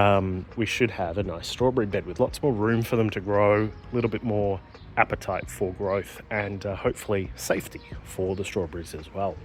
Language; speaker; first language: English; native; English